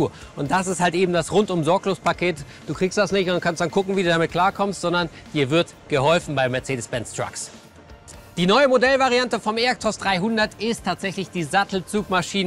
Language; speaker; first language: German; native; German